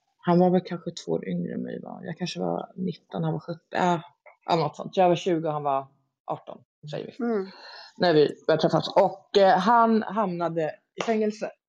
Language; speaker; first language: Swedish; native; Swedish